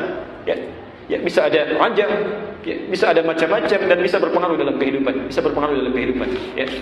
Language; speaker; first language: Indonesian; native; Indonesian